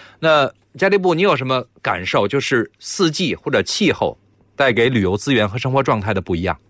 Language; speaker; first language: Chinese; native; Chinese